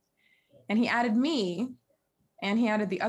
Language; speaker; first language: English; native; English